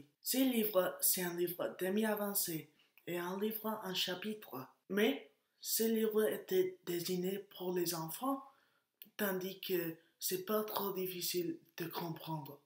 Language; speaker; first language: French; non-native, learner; Spanish